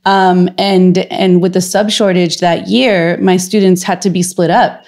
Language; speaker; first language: English; native; English